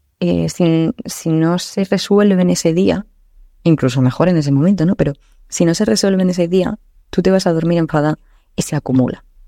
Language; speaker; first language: Spanish; native; Spanish